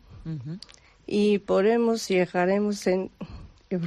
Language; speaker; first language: Spanish; non-native, learner; Georgian